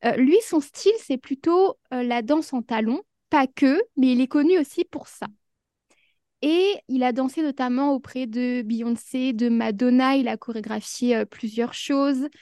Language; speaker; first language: French; native; French